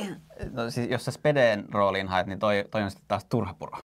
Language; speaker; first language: Finnish; native; Finnish